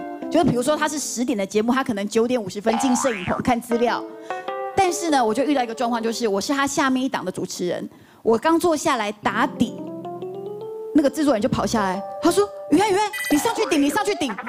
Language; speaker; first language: Chinese; native; Chinese